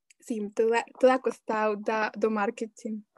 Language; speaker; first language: Portuguese; non-native, fluent; Spanish